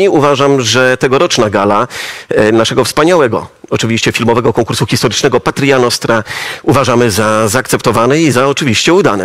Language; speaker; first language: Polish; native; Polish